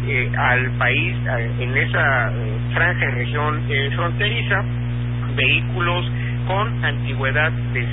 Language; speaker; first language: Spanish; native; Spanish